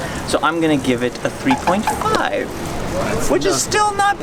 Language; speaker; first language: English; native; English